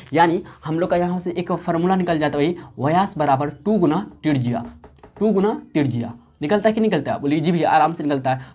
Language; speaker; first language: Hindi; native; Hindi